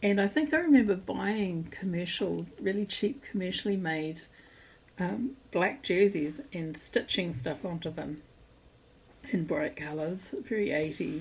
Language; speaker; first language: English; native; English